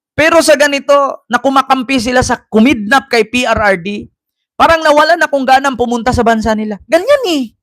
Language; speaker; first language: Filipino; native; Filipino